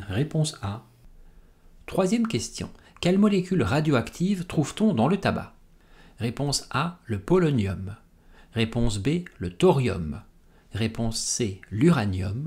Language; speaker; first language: French; native; French